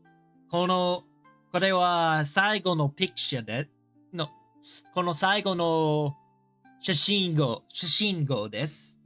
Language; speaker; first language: Japanese; non-native, learner; English